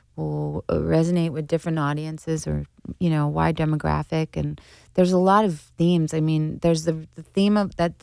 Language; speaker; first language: English; native; English